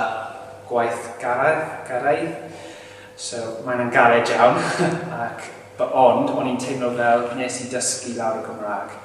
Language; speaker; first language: Welsh; non-native, learner; English